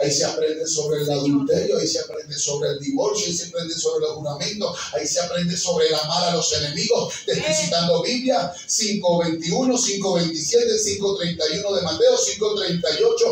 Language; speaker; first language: Spanish; native; Spanish